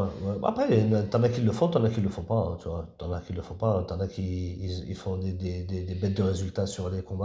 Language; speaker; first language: French; native; French